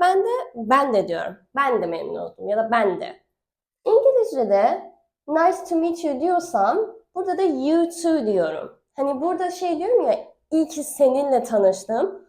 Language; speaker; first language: Turkish; non-native, fluent; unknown